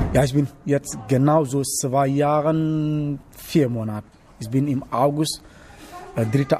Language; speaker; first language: German; non-native, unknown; Wolof